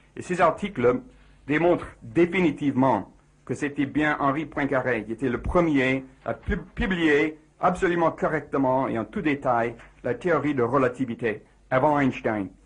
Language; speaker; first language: French; non-native, fluent; English